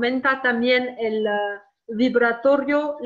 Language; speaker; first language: Spanish; non-native, learner; French